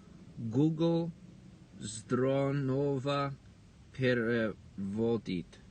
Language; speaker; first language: Russian; non-native, learner; English